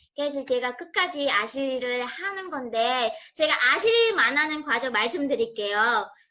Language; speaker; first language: Korean; non-native, fluent; Vietnamese